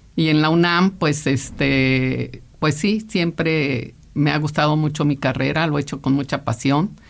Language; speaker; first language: Spanish; native; Spanish